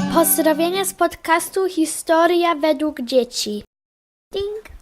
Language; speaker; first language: Polish; early bilingual, heritage; Polish